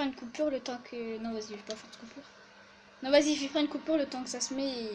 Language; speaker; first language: French; native; French